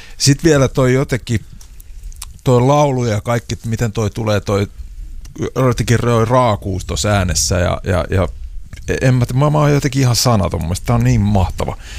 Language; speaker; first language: Finnish; native; Finnish